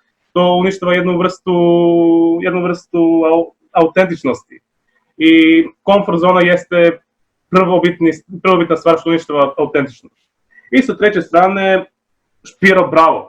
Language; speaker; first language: Bosnian; native; Bosnian